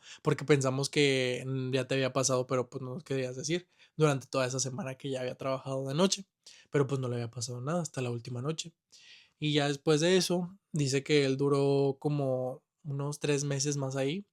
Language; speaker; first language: Spanish; native; Spanish